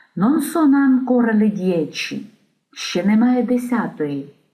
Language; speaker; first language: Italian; non-native, fluent; Ukrainian